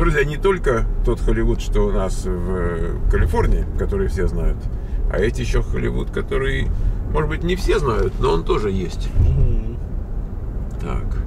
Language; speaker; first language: Russian; native; Russian